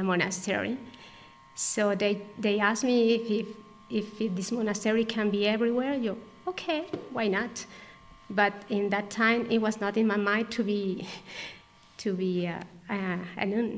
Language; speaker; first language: English; non-native, learner; Spanish